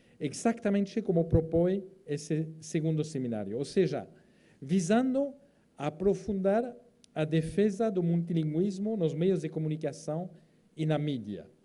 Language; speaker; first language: Portuguese; non-native, fluent; French